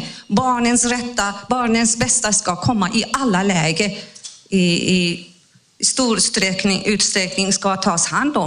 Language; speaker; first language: Swedish; non-native, fluent; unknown